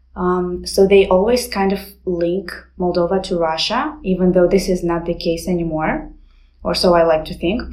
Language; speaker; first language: English; non-native, fluent; Romanian